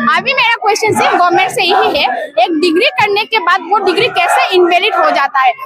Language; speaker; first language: Hindi; non-native, local second language; Assamese